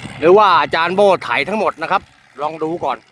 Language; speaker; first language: Thai; native; Thai